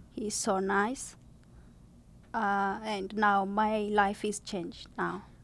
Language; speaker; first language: English; non-native, learner; Amharic